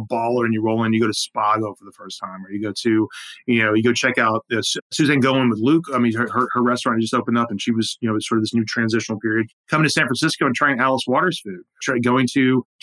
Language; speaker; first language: English; native; English